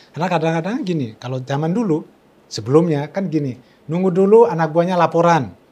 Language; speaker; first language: Indonesian; non-native, local second language; Tetum